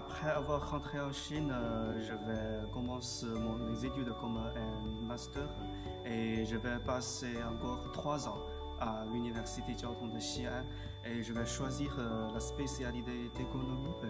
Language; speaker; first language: French; non-native, fluent; Chinese